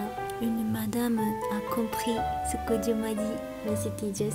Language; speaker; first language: French; non-native, learner; Japanese